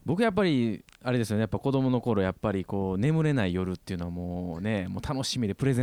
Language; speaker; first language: Japanese; native; Japanese